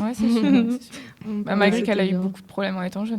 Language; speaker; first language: French; native; French